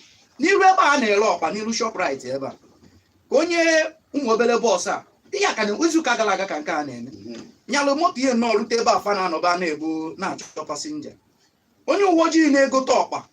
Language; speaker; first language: Igbo; native; Igbo